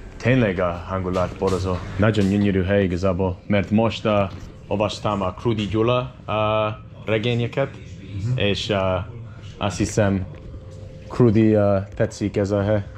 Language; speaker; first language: Hungarian; non-native, learner; English